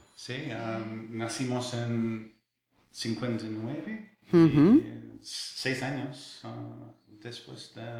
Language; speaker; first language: Spanish; non-native, fluent; English